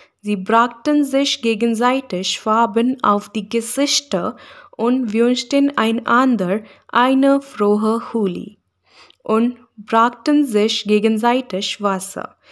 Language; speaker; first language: German; non-native, learner; Hindi